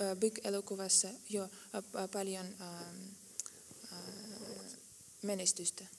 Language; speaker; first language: Finnish; non-native, fluent; Russian